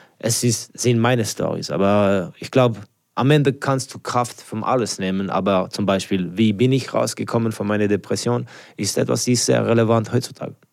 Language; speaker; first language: German; non-native, local second language; French